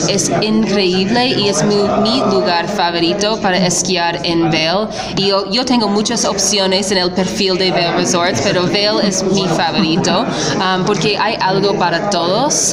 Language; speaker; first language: Spanish; non-native, fluent; English